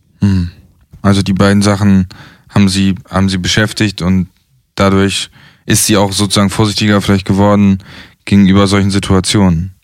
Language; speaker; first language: German; native; German